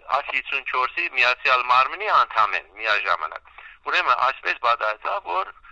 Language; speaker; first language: Armenian; early bilingual, heritage; Armenian